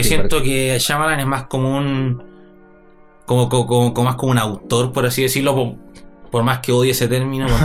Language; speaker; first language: Spanish; native; Spanish